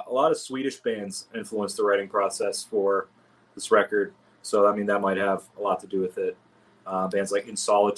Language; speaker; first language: English; native; English